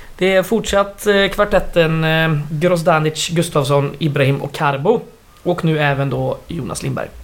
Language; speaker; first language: Swedish; native; Swedish